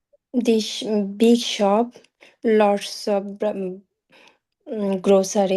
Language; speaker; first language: English; non-native, learner; Bangla